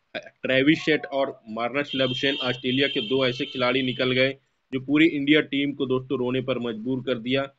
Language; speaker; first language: Hindi; native; Hindi